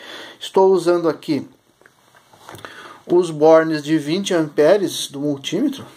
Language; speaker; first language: Portuguese; native; Portuguese